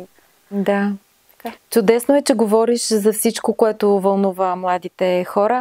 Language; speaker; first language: Bulgarian; native; Bulgarian